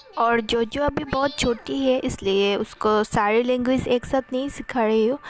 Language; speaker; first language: Hindi; non-native, local second language; Bangla